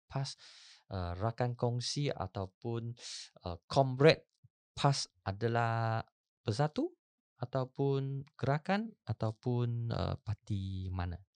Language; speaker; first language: Malay; non-native, local second language; Chinese